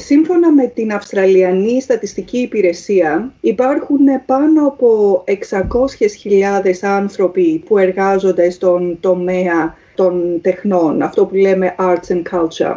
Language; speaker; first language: Greek; native; Greek